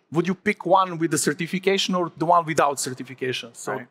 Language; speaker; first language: English; non-native, fluent; Serbian